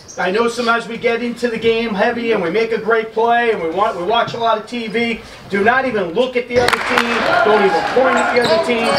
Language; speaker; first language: English; native; English